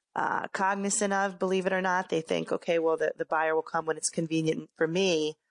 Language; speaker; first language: English; native; English